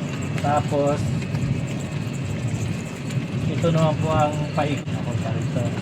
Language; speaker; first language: Filipino; native; Filipino